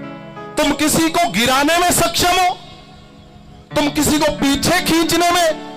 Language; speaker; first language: Hindi; non-native, local second language; Punjabi